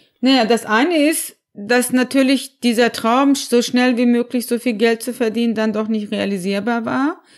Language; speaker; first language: German; early bilingual, other home language; Turkish